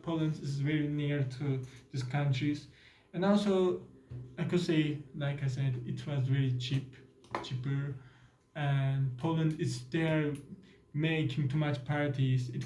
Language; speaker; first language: English; non-native, learner; Turkish